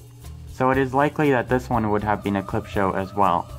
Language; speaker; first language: English; native; English